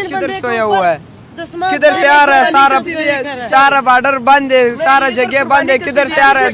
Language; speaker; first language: Hindi; non-native, learner; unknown